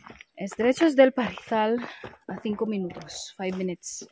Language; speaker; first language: Spanish; non-native, learner; Filipino